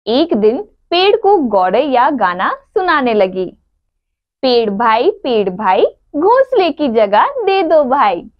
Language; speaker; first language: Hindi; native; Hindi